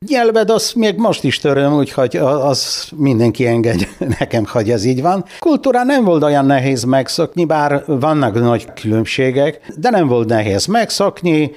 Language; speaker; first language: Hungarian; non-native, fluent; Polish